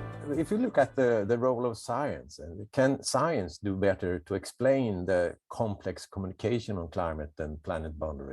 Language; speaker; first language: English; non-native, fluent; Swedish